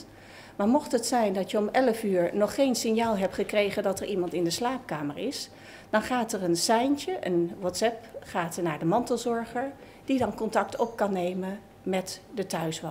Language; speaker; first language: Dutch; native; Dutch